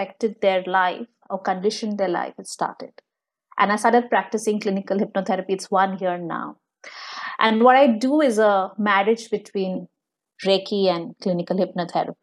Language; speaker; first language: English; non-native, local second language; Bangla